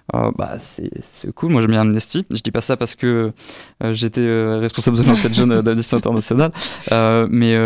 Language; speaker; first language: French; native; French